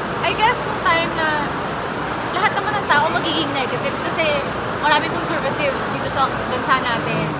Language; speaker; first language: Filipino; native; Filipino